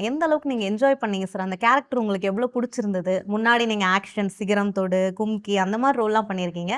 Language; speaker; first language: Tamil; native; Tamil